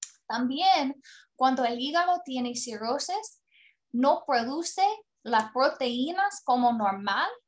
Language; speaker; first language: Spanish; non-native, learner; English